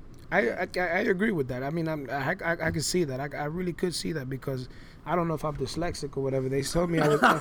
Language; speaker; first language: English; early bilingual, other home language; Spanish